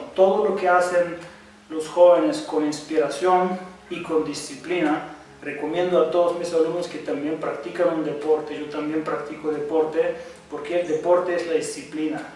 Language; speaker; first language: Spanish; non-native, fluent; Bulgarian